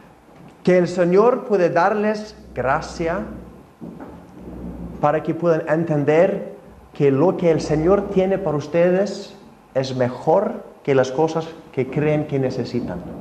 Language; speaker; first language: Spanish; non-native, fluent; Icelandic